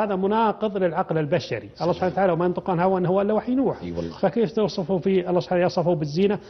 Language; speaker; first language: Arabic; native; Arabic